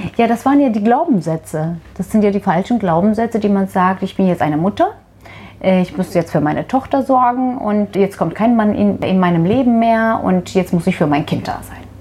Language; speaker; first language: German; non-native, fluent; Turkish